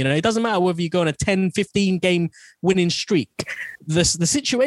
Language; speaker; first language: English; non-native, local second language; Bangla